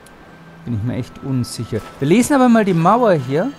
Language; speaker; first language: German; native; German